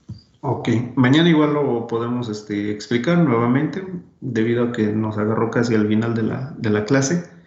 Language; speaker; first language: Spanish; native; Spanish